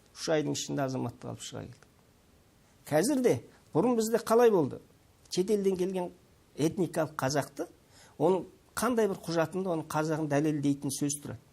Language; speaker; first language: Kazakh; early bilingual, heritage; Kazakh